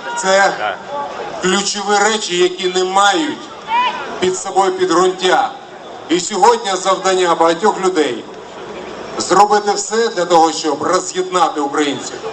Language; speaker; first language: Ukrainian; non-native, local second language; Russian